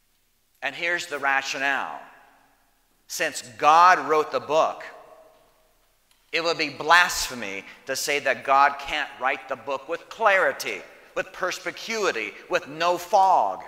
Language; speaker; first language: English; native; English